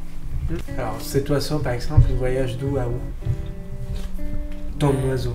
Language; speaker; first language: French; non-native, fluent; Spanish